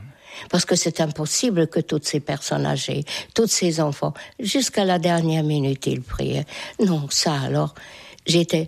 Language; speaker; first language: French; non-native, fluent; Hungarian